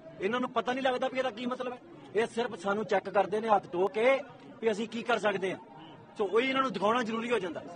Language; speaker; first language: Punjabi; native; Punjabi